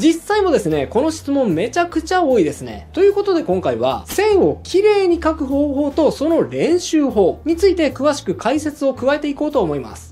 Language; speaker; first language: Japanese; native; Japanese